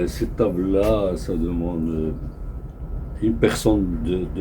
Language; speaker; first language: French; non-native, local second language; Arabic